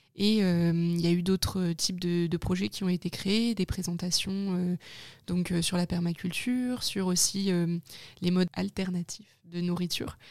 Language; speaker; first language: French; native; French